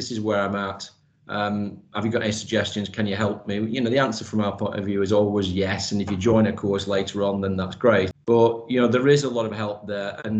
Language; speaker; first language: English; native; English